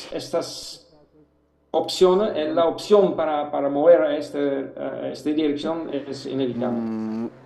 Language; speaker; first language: Spanish; non-native, fluent; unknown